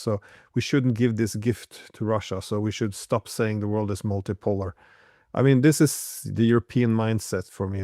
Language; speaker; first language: English; non-native, fluent; Norwegian